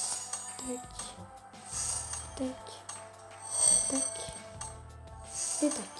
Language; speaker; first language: French; native; French